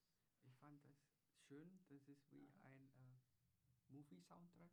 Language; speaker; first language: German; early bilingual, other home language; Chinese